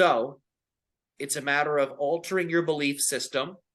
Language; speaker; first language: English; native; English